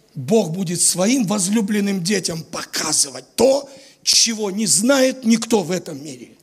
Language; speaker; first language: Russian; native; Russian